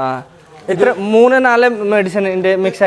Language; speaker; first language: Malayalam; non-native, learner; Bangla